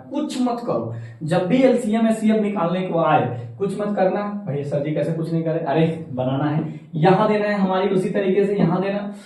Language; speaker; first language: Hindi; native; Hindi